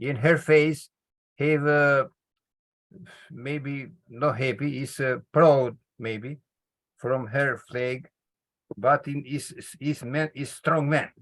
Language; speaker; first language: English; non-native, learner; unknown